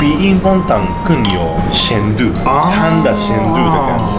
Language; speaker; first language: Chinese; non-native, fluent; Japanese